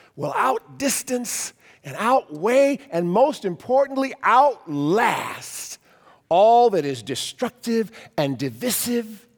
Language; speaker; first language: English; native; English